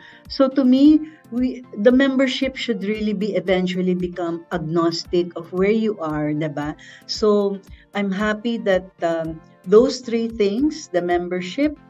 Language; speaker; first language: English; non-native, local second language; Filipino